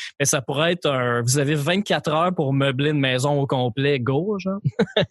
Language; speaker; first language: French; native; French